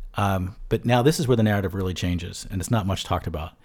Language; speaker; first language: English; native; English